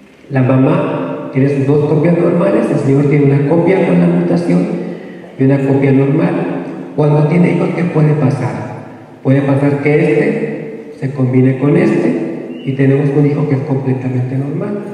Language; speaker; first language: Spanish; native; Spanish